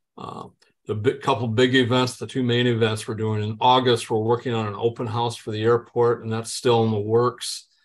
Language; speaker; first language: English; native; English